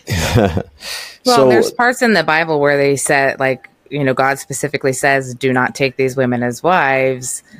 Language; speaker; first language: English; early bilingual, other home language; Norwegian